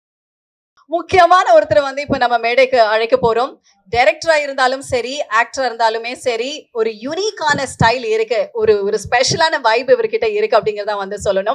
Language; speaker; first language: Tamil; native; Tamil